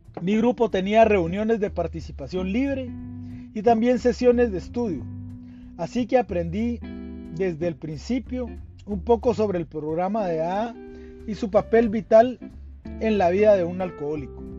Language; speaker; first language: Spanish; native; Spanish